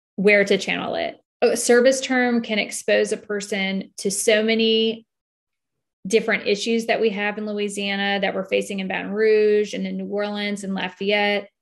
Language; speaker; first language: English; native; English